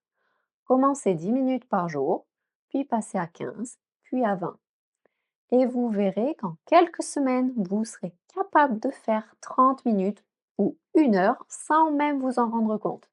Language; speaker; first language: French; native; French